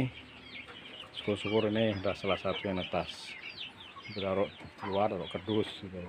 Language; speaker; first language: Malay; non-native, local second language; Javanese